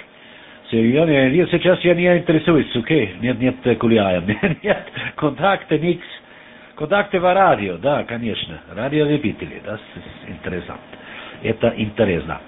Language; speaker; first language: Russian; non-native, learner; German